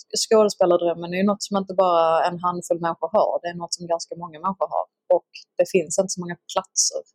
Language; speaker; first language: Swedish; native; Swedish